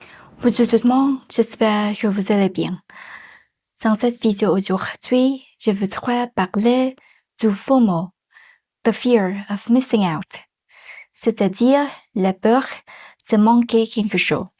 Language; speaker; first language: French; non-native, learner; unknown